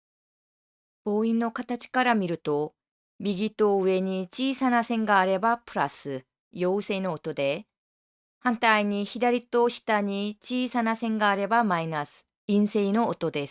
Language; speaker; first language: Japanese; non-native, fluent; Korean